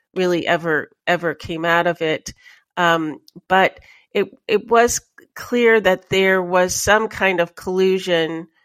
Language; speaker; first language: English; native; English